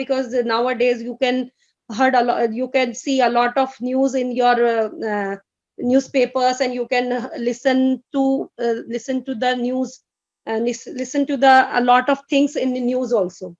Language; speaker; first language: English; non-native, fluent; Hindi